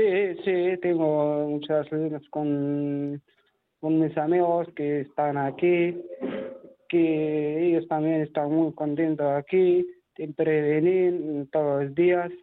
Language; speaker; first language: Spanish; non-native, learner; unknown